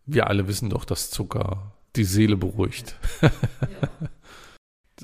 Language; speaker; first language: German; native; German